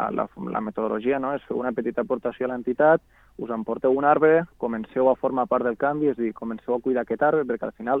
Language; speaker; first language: Catalan; native; Catalan